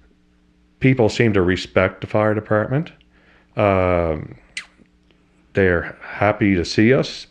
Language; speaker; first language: English; native; English